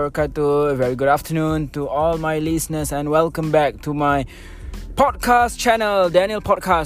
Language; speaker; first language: English; non-native, local second language; Malay